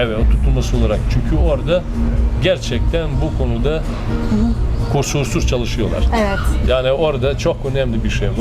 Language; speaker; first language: Turkish; non-native, fluent; Serbian